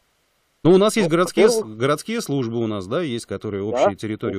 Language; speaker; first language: Russian; native; Russian